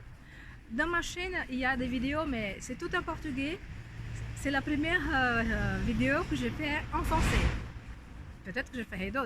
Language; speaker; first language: French; non-native, fluent; Portuguese